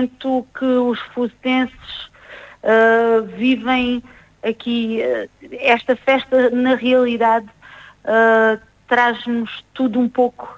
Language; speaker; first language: Portuguese; native; Portuguese